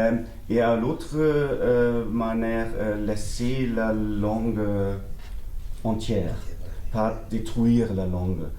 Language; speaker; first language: French; non-native, learner; German